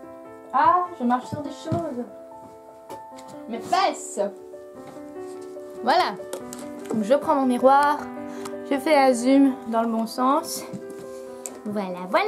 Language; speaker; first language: French; native; French